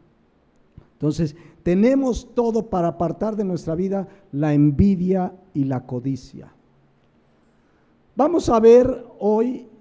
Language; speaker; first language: Spanish; native; Spanish